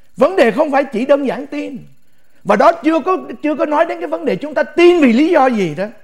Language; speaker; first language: Vietnamese; native; Vietnamese